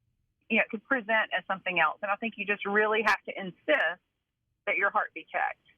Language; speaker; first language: English; native; English